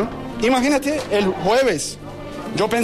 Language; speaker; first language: Spanish; non-native, learner; Turkish